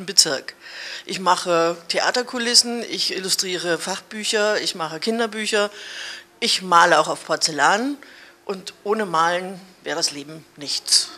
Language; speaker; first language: German; native; German